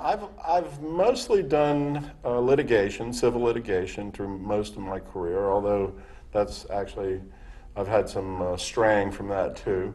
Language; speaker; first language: English; native; English